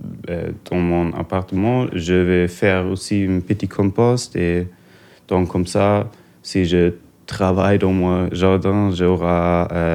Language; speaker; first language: French; non-native, learner; German